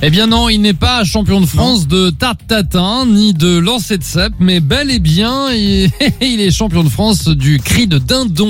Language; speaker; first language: French; native; French